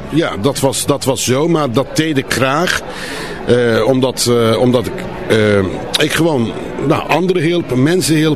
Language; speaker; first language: Dutch; non-native, fluent; Turkish